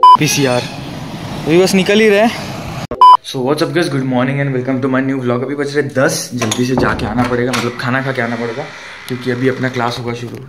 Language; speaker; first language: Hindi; non-native, local second language; Marathi